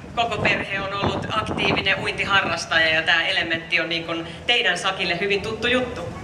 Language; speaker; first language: Finnish; native; Finnish